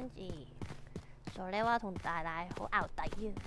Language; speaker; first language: Chinese; native; Chinese